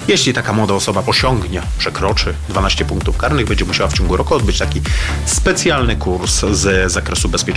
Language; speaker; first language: Polish; native; Polish